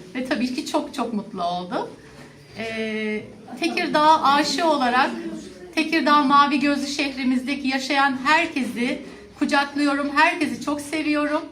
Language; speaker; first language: Turkish; native; Turkish